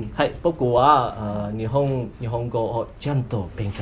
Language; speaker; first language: Japanese; non-native, learner; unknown